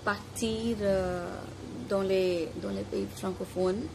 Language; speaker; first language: French; non-native, fluent; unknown